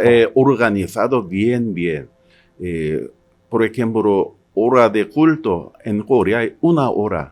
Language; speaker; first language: Spanish; non-native, learner; Korean